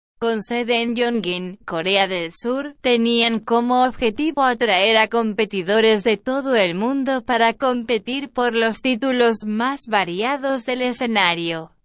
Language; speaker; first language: Spanish; non-native, learner; Portuguese